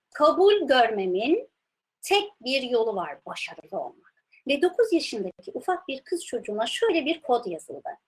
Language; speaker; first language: Turkish; early bilingual, heritage; Turkish